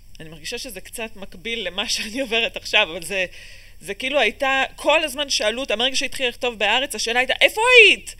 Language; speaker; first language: Hebrew; native; Hebrew